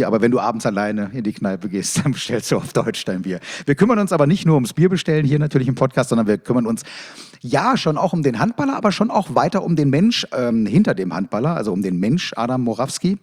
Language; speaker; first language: German; native; German